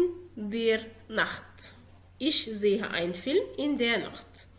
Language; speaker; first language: German; non-native, fluent; Arabic